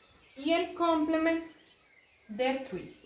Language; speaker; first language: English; non-native, fluent; Spanish